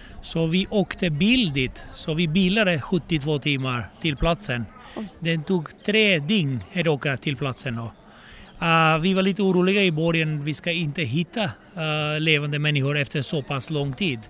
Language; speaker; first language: Swedish; non-native, fluent; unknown